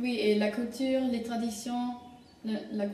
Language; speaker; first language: French; non-native, learner; German